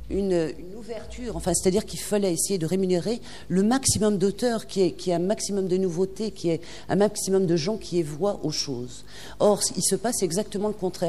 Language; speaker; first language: French; native; French